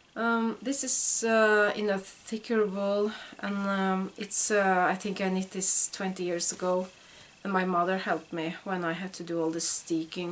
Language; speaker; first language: English; non-native, fluent; Norwegian